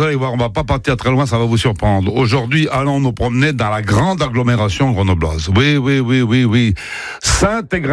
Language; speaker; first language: French; native; French